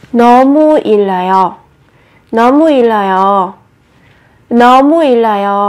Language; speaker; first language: Korean; non-native, fluent; Vietnamese